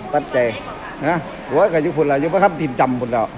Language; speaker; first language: Thai; non-native, local second language; Northeastern Thai